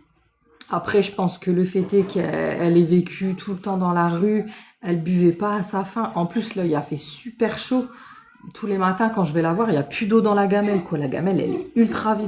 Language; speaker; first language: French; native; French